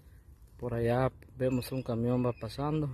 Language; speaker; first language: Spanish; non-native, local second language; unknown